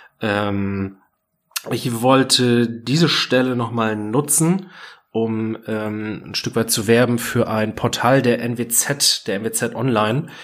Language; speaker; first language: German; native; German